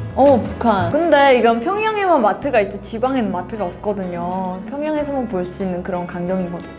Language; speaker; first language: Korean; native; Korean